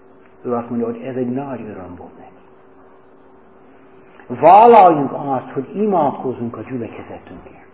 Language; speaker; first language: Hungarian; non-native, fluent; English